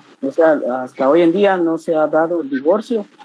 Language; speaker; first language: Spanish; native; Spanish